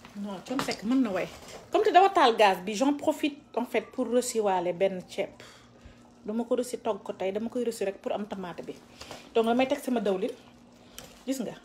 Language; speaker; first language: French; non-native, local second language; Wolof